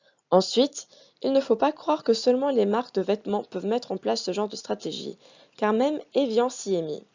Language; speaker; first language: French; native; French